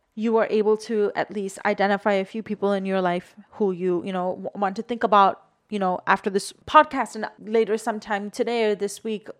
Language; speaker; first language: English; non-native, local second language; Bangla